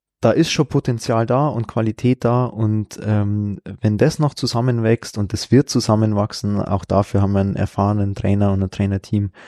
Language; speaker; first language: German; native; German